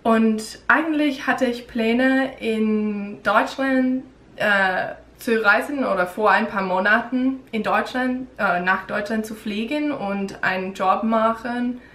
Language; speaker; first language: German; non-native, learner; English